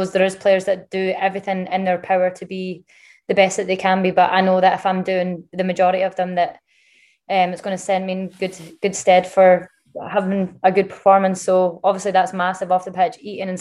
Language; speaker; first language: English; native; English